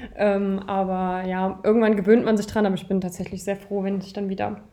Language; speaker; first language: German; native; German